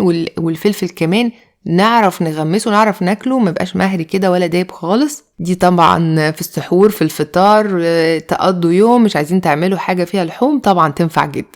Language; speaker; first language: Arabic; native; Arabic